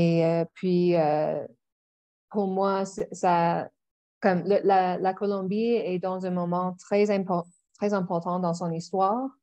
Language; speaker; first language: French; non-native, local second language; English